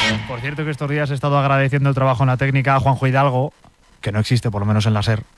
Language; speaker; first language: Spanish; native; Spanish